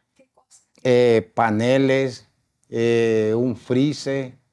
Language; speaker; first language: Spanish; native; Spanish